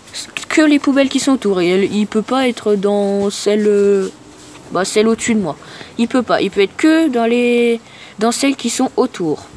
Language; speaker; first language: French; native; French